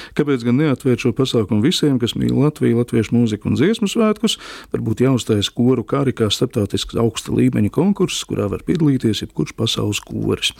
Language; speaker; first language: Latvian; native; Latvian